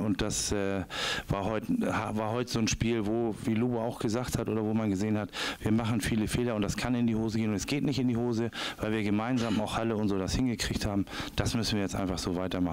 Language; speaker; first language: German; native; German